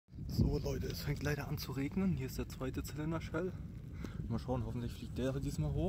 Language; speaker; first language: German; native; German